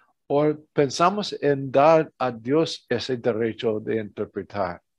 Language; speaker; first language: Spanish; non-native, fluent; English